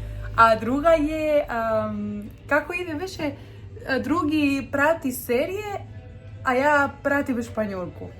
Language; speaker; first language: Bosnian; non-native, learner; Spanish